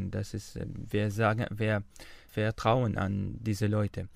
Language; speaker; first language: German; non-native, learner; Arabic